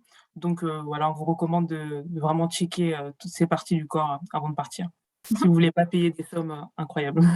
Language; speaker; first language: French; native; French